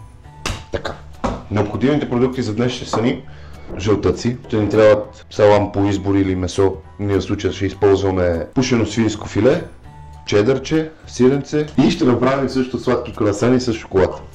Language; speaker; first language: Bulgarian; native; Bulgarian